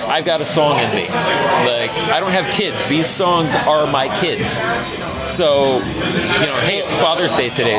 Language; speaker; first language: English; native; English